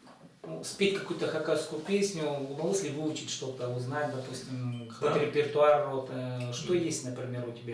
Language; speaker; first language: Russian; native; Russian